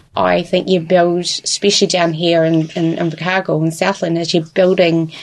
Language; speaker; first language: English; native; English